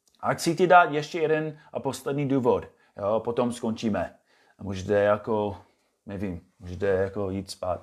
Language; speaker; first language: Czech; non-native, fluent; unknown